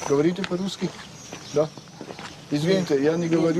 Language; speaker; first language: Russian; non-native, learner; French